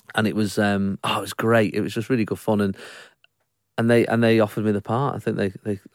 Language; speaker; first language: English; native; English